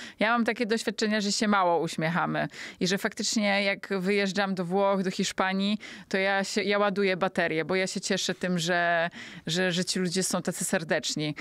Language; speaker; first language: Polish; native; Polish